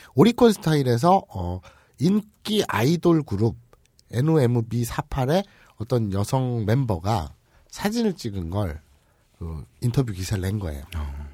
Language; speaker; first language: Korean; native; Korean